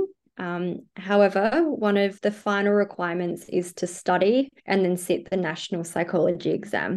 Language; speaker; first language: English; native; English